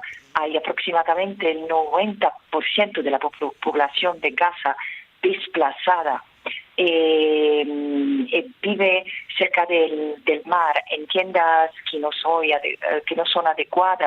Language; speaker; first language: Spanish; non-native, fluent; Italian